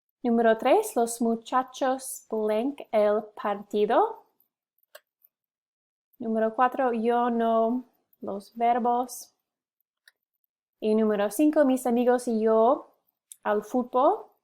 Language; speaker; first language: Spanish; non-native, fluent; English